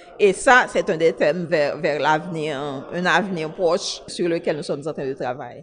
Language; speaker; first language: French; non-native, local second language; Haitian Creole